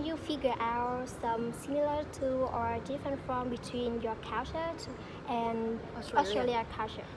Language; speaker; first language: English; non-native, fluent; Vietnamese